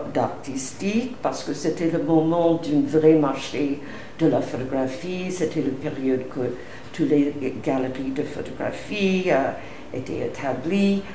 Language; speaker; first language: French; non-native, fluent; English